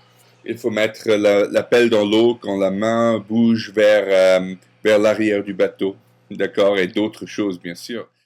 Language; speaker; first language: French; non-native, fluent; German